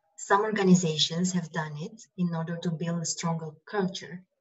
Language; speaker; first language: English; non-native, fluent; Romanian